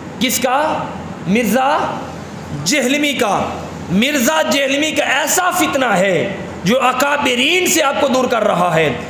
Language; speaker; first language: Urdu; non-native, local second language; Punjabi